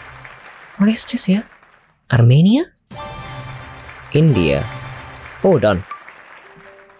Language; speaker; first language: English; non-native, learner; Indonesian